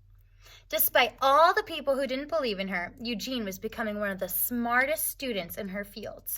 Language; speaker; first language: English; native; English